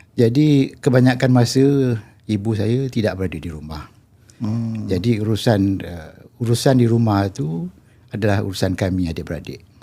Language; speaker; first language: Malay; native; Malay